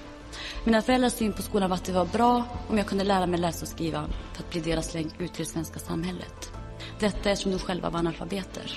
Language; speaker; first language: Swedish; early bilingual, other home language; Kurdish